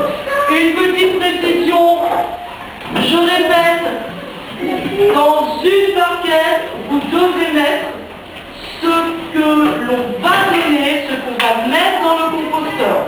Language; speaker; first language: French; native; French